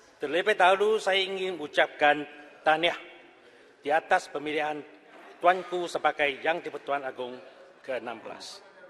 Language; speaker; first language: Malay; non-native, local second language; Chinese